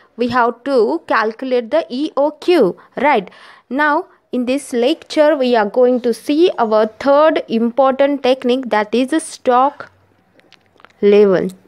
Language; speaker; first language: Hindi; non-native, local second language; Marathi